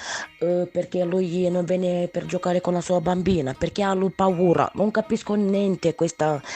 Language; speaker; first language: Italian; non-native, learner; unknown